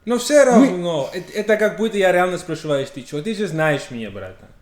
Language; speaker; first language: Russian; non-native, learner; English